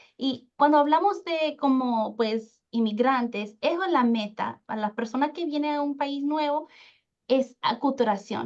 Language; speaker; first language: Spanish; early bilingual, heritage; Spanish